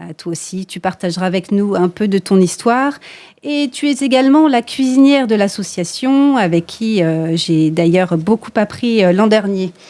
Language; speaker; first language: French; native; French